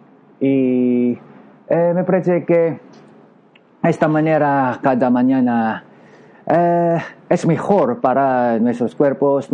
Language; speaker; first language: Spanish; non-native, learner; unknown